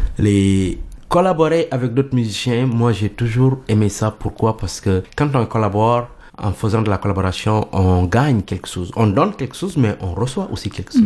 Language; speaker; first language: French; non-native, local second language; Mandingo